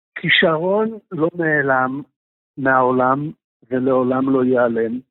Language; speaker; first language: Hebrew; non-native, fluent; Russian